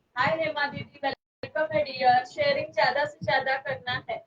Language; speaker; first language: Hindi; non-native, local second language; Marathi